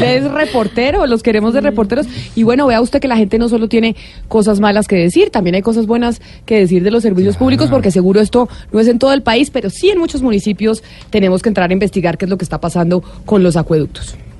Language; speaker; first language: Spanish; native; Spanish